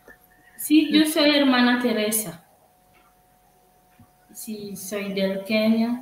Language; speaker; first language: Spanish; non-native, learner; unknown